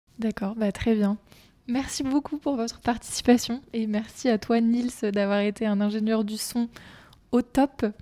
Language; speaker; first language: French; native; French